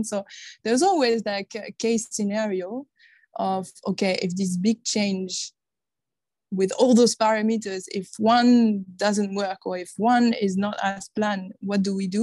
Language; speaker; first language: English; non-native, fluent; French